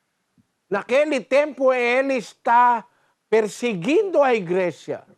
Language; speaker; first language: Portuguese; non-native, learner; Filipino